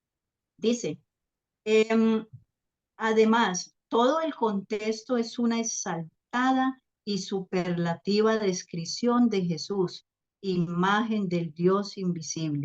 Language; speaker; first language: Spanish; native; Spanish